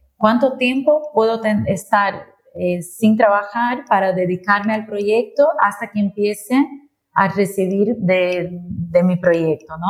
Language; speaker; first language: Spanish; non-native, fluent; Portuguese